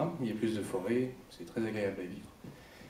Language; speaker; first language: French; early bilingual, other home language; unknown